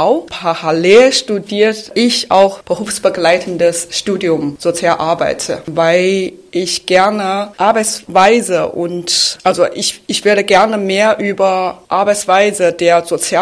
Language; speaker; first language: German; non-native, fluent; Chinese